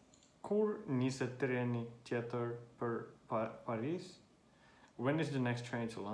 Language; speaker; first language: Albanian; non-native, learner; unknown